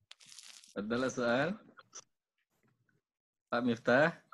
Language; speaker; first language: Indonesian; native; Indonesian